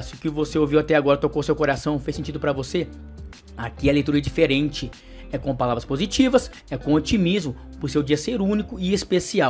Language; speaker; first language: Portuguese; native; Portuguese